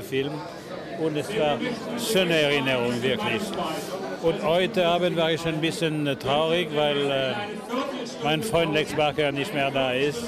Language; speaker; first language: German; non-native, fluent; French